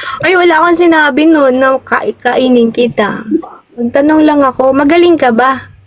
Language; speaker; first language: Filipino; non-native, local second language; Cebuano